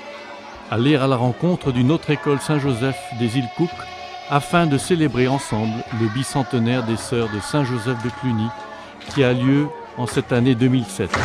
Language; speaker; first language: French; native; French